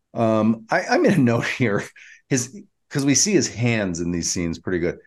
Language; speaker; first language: English; native; English